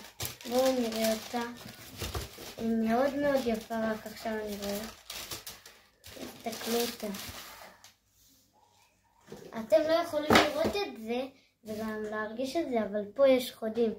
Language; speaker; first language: Hebrew; native; Hebrew